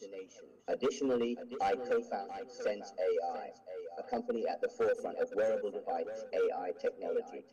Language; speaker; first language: English; non-native, learner; Thai